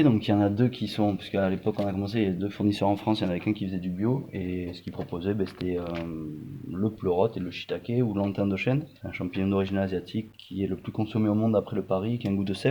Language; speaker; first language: French; native; French